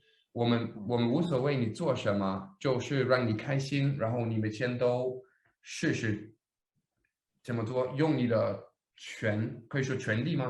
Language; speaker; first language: Chinese; non-native, fluent; Danish